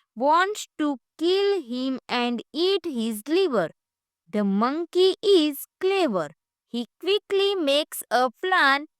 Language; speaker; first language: English; non-native, local second language; Gujarati